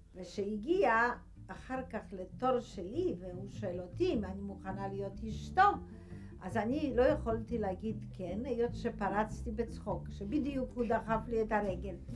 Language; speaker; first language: Hebrew; non-native, fluent; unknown